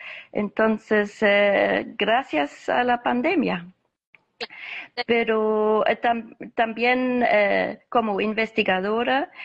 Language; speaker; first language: Spanish; non-native, fluent; English